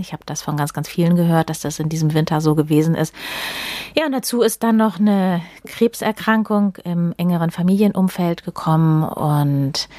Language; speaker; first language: German; native; German